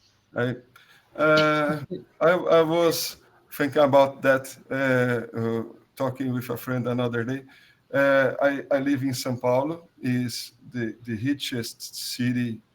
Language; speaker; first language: English; non-native, learner; Portuguese